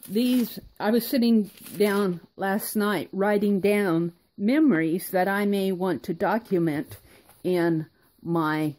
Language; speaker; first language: English; native; English